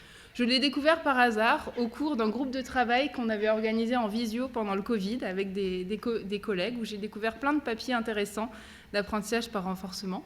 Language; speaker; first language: French; native; French